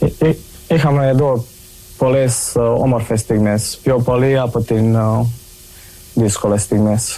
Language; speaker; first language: Greek; non-native, learner; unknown